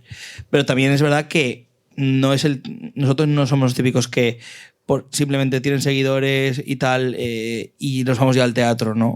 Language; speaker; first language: Spanish; native; Spanish